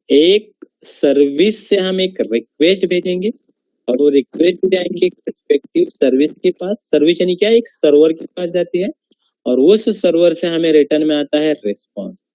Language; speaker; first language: Hindi; non-native, local second language; Marathi